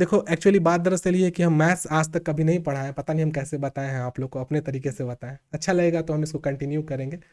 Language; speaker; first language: Hindi; native; Hindi